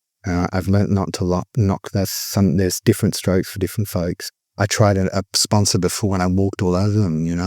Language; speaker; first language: English; native; English